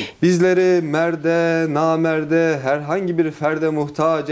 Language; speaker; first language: Turkish; native; Turkish